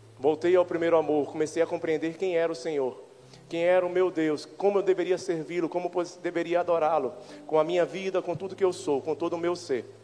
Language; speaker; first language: Portuguese; native; Portuguese